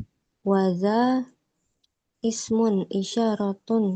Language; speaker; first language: Arabic; non-native, learner; Indonesian